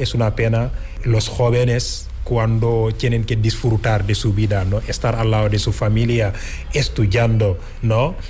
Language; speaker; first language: Spanish; non-native, fluent; Wolof